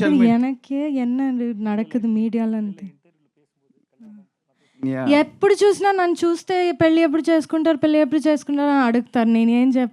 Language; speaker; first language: Telugu; non-native, fluent; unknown